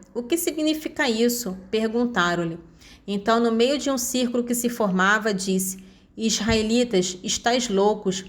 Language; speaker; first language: Portuguese; native; Portuguese